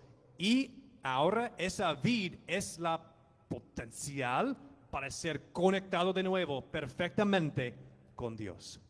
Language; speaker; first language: Spanish; non-native, fluent; English